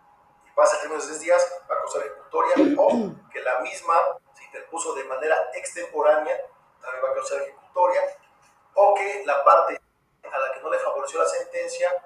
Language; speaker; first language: Spanish; native; Spanish